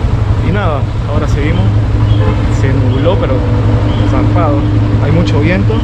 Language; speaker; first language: Spanish; native; Spanish